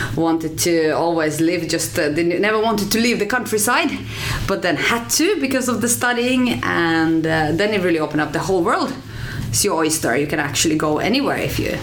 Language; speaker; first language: English; non-native, fluent; Finnish